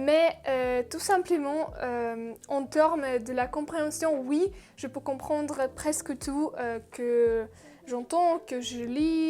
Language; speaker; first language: French; non-native, fluent; Russian